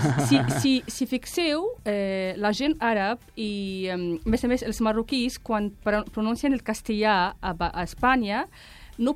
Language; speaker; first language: Catalan; non-native, fluent; Arabic